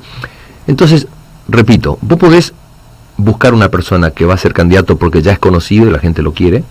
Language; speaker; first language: Spanish; native; Spanish